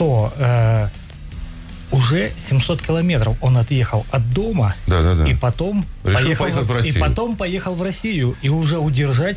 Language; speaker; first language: Russian; native; Russian